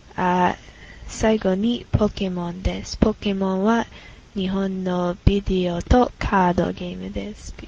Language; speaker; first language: Japanese; non-native, learner; English